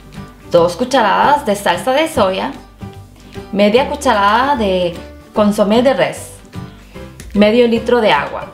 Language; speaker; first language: Spanish; non-native, fluent; Korean